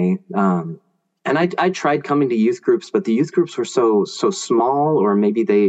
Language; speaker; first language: English; native; English